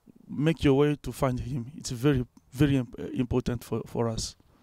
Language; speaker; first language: English; non-native, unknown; French